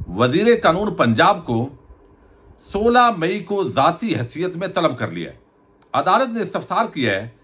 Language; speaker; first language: Urdu; native; Urdu